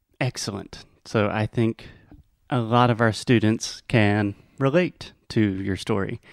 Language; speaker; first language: English; non-native, fluent; Portuguese